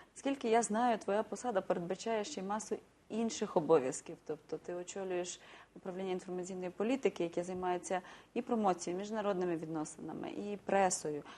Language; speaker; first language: Ukrainian; native; Ukrainian